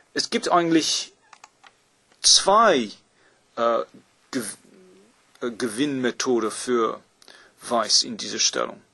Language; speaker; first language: German; non-native, fluent; English